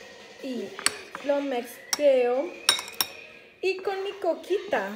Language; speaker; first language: Spanish; early bilingual, heritage; Spanish